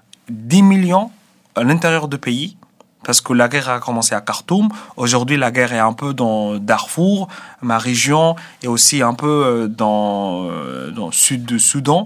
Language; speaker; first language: French; non-native, fluent; Arabic